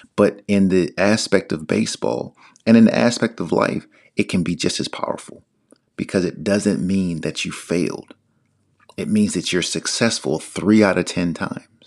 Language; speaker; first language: English; native; English